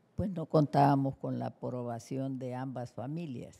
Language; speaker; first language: Spanish; native; Spanish